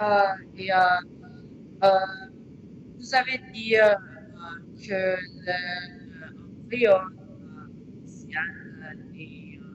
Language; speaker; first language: French; non-native, learner; English